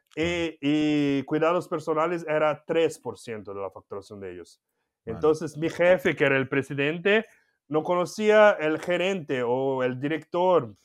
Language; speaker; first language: Spanish; non-native, fluent; Portuguese